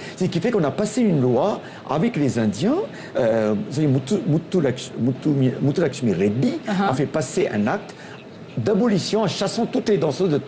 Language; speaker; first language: French; non-native, local second language; Tamil